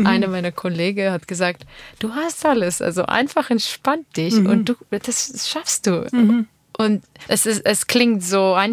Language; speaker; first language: German; non-native, learner; Armenian